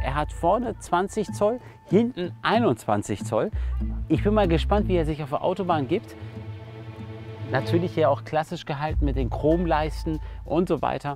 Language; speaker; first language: German; native; German